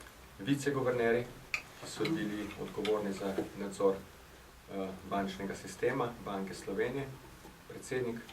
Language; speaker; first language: Slovenian; native; Slovenian